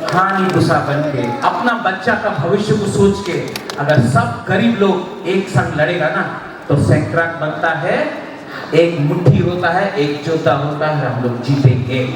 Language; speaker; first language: Hindi; non-native, local second language; Bangla